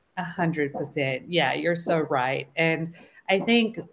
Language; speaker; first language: English; native; English